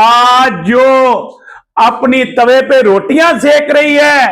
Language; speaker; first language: Hindi; non-native, local second language; Punjabi